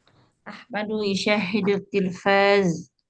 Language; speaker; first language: Arabic; non-native, learner; Indonesian